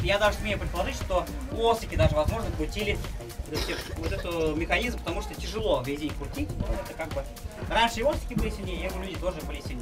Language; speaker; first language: Russian; native; Russian